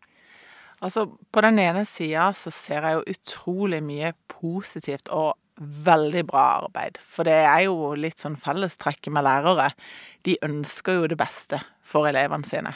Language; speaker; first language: Norwegian; native; Norwegian